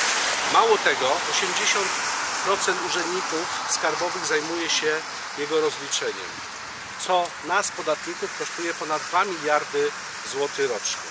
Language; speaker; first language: Polish; native; Polish